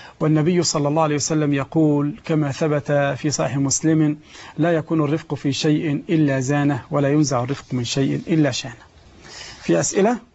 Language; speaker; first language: Arabic; native; Arabic